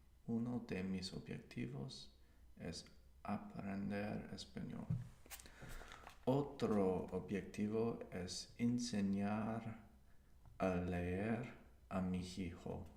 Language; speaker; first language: Spanish; non-native, learner; English